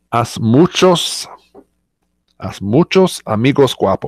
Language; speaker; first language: Spanish; non-native, learner; English